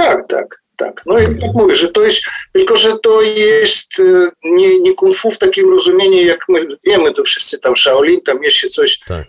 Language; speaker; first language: Polish; non-native, fluent; Ukrainian